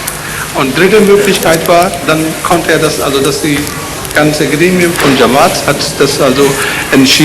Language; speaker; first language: German; non-native, learner; Urdu